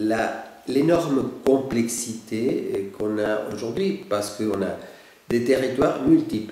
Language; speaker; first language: French; non-native, fluent; Spanish